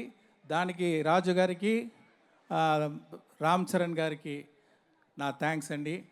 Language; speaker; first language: Telugu; non-native, local second language; Tamil